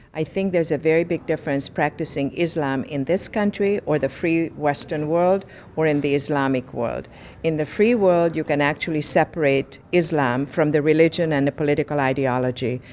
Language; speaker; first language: English; non-native, fluent; Hungarian